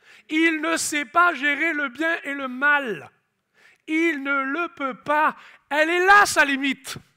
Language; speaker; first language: French; native; French